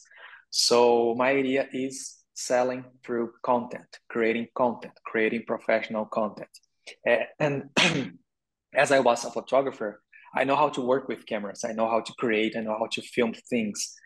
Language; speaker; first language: English; non-native, learner; Portuguese